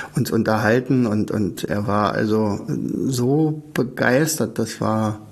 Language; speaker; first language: German; native; German